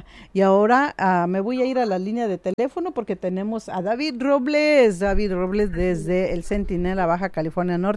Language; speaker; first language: Spanish; non-native, local second language; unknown